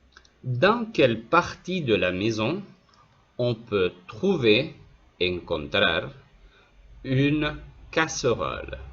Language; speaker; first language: French; non-native, fluent; Spanish